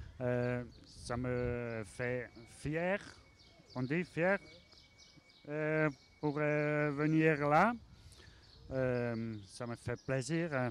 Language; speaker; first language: French; non-native, learner; German